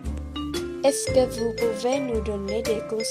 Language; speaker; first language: French; non-native, learner; Thai